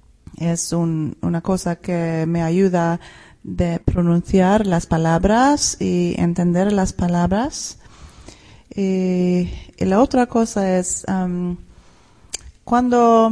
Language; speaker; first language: Spanish; non-native, fluent; Swedish